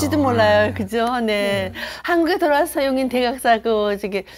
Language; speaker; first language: Korean; native; Korean